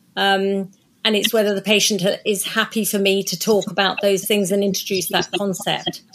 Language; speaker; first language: English; native; English